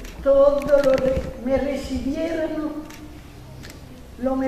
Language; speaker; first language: Spanish; non-native, learner; Italian